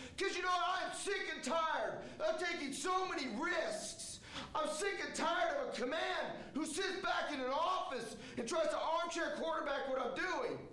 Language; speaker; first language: English; native; English